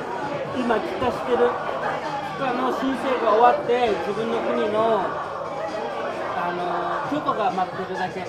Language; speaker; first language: Japanese; non-native, fluent; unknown